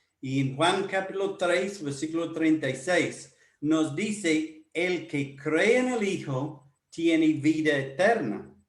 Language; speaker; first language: Spanish; non-native, fluent; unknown